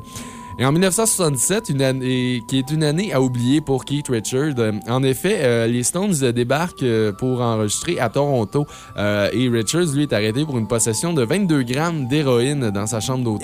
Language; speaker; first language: French; native; French